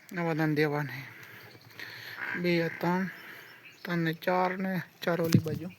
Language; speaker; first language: Gujarati; native; Gujarati